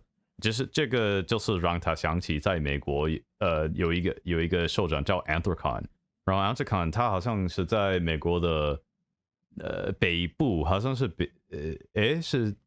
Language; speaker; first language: Chinese; non-native, fluent; English